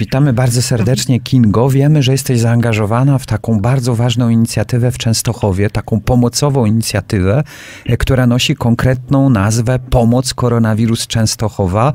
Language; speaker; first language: Polish; native; Polish